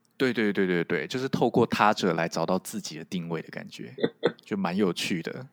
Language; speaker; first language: Chinese; non-native, local second language; Min Nan Chinese